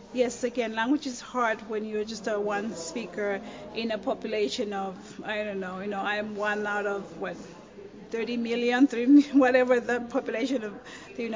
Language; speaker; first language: English; non-native, fluent; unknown